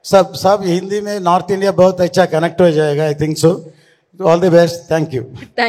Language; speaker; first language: Hindi; non-native, local second language; Tamil